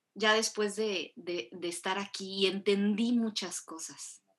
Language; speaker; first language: Spanish; early bilingual, other home language; Korean